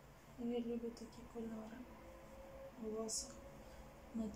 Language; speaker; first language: Polish; non-native, learner; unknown